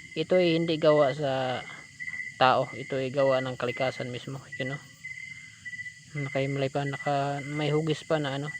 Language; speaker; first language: Filipino; non-native, local second language; Cebuano